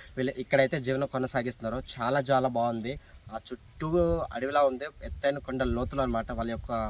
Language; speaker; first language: Telugu; non-native, local second language; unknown